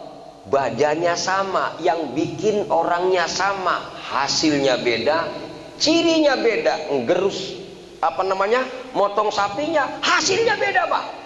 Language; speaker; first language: Indonesian; native; Indonesian